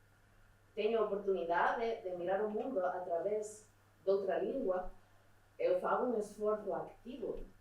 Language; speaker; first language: Galician; non-native, local second language; Spanish